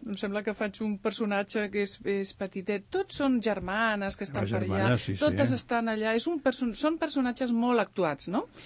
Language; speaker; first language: Catalan; early bilingual, other home language; Spanish